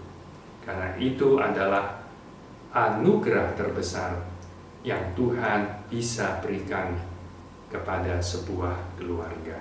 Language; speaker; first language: Indonesian; native; Indonesian